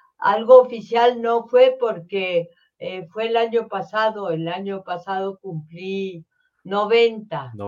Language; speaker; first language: Spanish; early bilingual, other home language; French